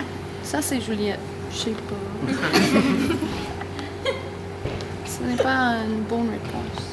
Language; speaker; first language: French; non-native, learner; English